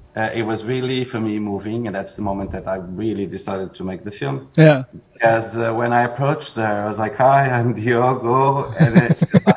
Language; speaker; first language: English; non-native, fluent; Portuguese